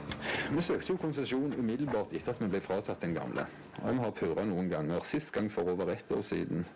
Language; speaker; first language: Norwegian; native; Norwegian